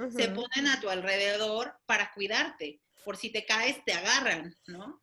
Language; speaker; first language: Spanish; native; Spanish